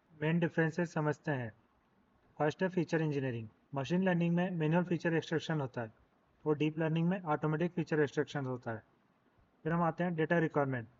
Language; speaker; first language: Hindi; native; Hindi